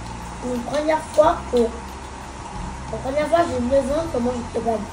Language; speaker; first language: French; non-native, learner; Filipino